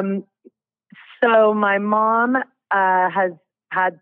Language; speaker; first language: English; native; English